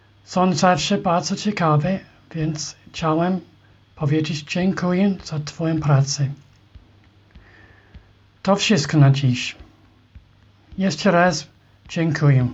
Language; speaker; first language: Polish; non-native, fluent; English